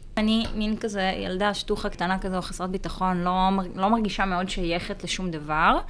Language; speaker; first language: Hebrew; native; Hebrew